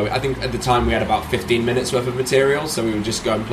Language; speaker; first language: English; native; English